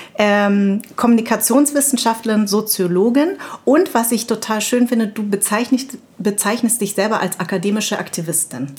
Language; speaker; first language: German; early bilingual, other home language; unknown